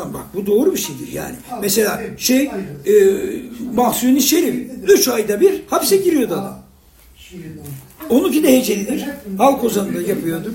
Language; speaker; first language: Turkish; native; Turkish